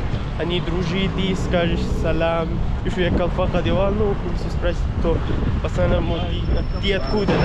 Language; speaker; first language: Russian; non-native, learner; Urdu